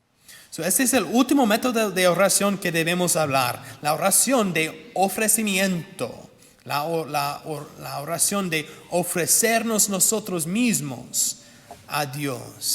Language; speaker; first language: Spanish; non-native, fluent; English